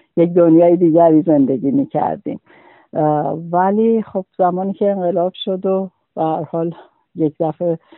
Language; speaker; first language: Persian; native; Persian